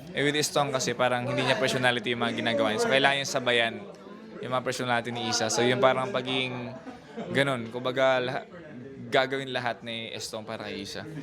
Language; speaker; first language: Filipino; non-native, local second language; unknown